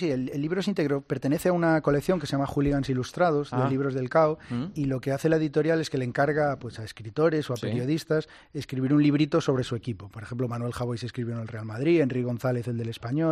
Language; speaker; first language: Spanish; native; Spanish